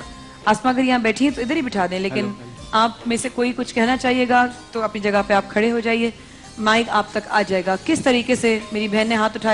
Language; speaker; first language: Urdu; native; Urdu